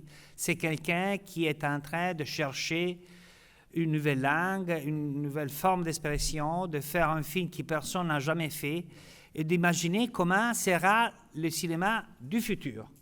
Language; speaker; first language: French; non-native, fluent; Italian